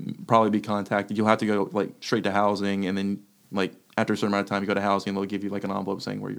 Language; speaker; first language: English; native; English